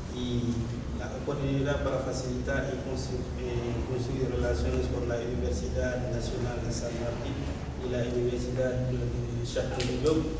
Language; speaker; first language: Spanish; non-native, learner; Wolof